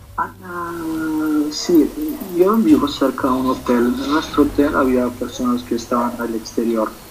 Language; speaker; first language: Spanish; native; Spanish